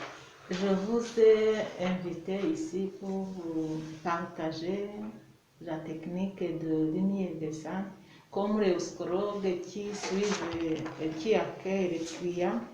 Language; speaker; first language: French; non-native, local second language; Rundi